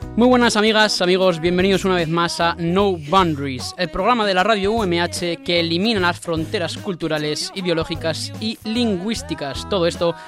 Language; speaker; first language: Spanish; native; Spanish